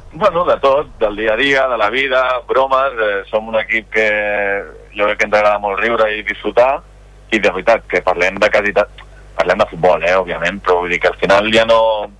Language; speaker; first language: Catalan; native; Catalan